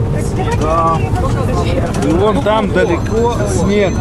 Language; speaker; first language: Russian; native; Russian